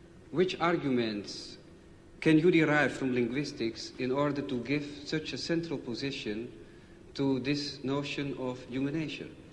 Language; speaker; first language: English; non-native, fluent; Dutch